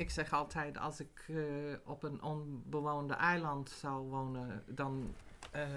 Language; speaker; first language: Dutch; non-native, fluent; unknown